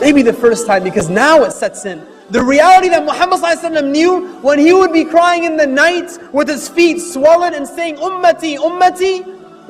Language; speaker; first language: English; native; English